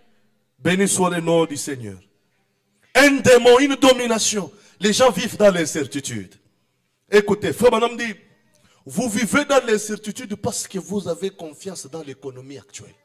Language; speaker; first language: French; non-native, local second language; Swahili